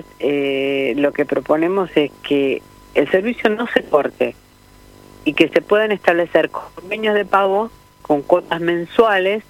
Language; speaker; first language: Spanish; native; Spanish